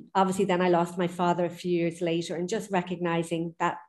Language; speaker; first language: English; native; English